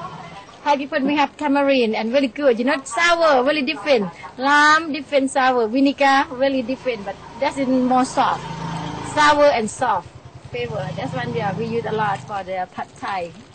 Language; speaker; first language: English; non-native, learner; Thai